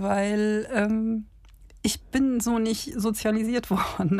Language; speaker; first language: German; native; German